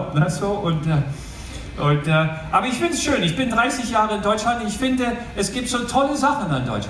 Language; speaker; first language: German; non-native, fluent; English